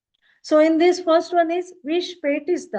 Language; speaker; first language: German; non-native, fluent; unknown